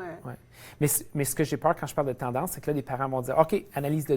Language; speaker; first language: French; native; French